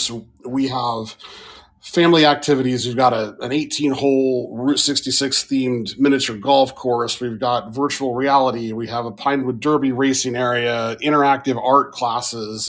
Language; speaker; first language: English; native; English